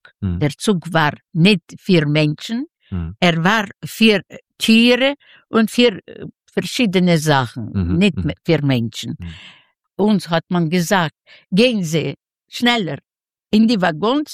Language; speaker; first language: German; non-native, learner; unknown